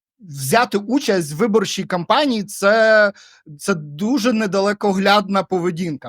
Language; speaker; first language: Ukrainian; native; Ukrainian